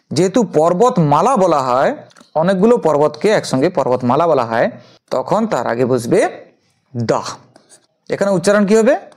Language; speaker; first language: Bangla; native; Bangla